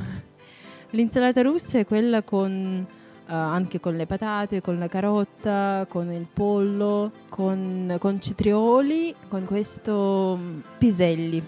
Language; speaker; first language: Italian; non-native, fluent; Russian